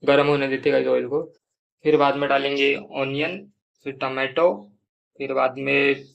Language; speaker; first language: Hindi; non-native, local second language; Marathi